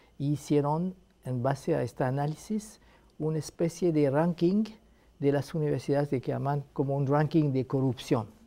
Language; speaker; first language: Spanish; non-native, fluent; Arabic